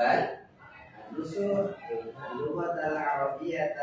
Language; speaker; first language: Arabic; non-native, learner; Indonesian